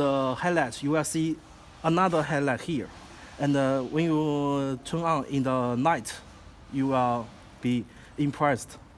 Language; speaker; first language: English; non-native, learner; Chinese